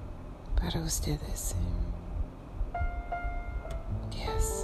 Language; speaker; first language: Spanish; non-native, learner; English